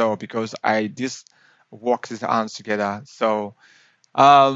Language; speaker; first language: English; non-native, local second language; Yoruba